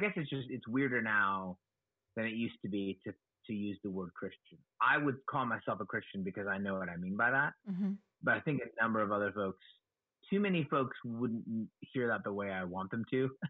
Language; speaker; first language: English; native; English